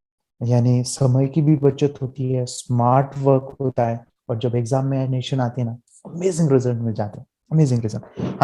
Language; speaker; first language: Hindi; native; Hindi